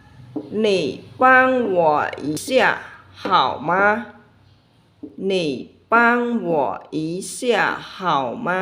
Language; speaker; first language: Chinese; non-native, fluent; Khmer